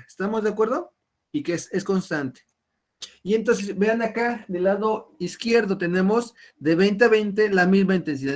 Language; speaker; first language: Spanish; native; Spanish